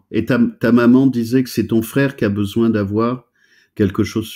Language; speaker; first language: French; native; French